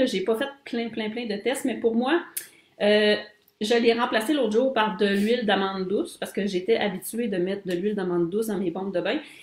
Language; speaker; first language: French; native; French